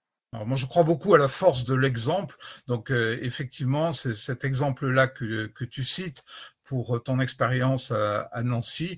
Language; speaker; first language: French; native; French